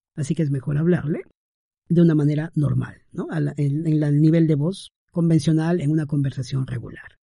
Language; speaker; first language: Spanish; native; Spanish